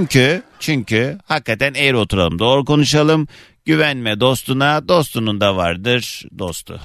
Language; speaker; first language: Turkish; native; Turkish